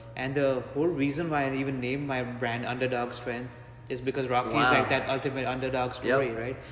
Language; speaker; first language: English; non-native, local second language; Gujarati